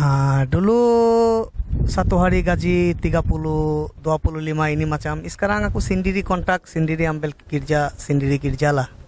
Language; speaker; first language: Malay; non-native, learner; Bangla